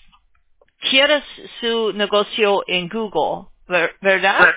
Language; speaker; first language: Spanish; non-native, learner; English